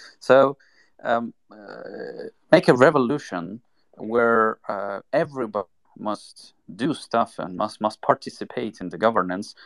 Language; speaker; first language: English; non-native, fluent; Russian